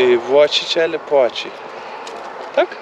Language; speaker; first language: Polish; non-native, learner; Turkish